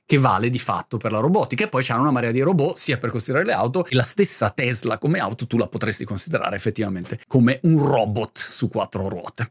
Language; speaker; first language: Italian; native; Italian